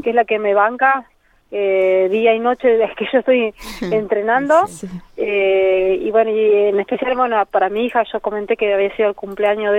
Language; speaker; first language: Spanish; native; Spanish